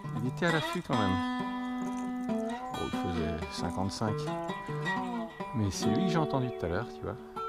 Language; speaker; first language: French; native; French